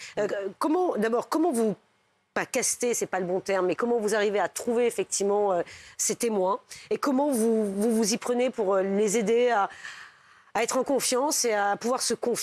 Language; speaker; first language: French; native; French